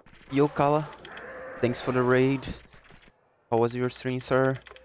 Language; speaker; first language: English; non-native, learner; Portuguese